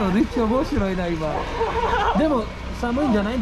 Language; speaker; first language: Japanese; non-native, learner; Filipino